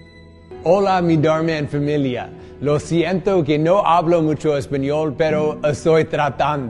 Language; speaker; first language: Spanish; non-native, learner; English